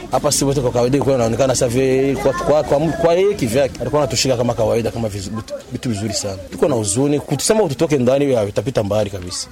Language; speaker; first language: Swahili; non-native, local second language; Rundi